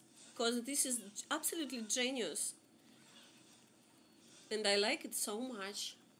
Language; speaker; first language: English; non-native, learner; Russian